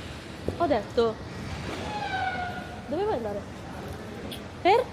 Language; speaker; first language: Italian; non-native, fluent; Filipino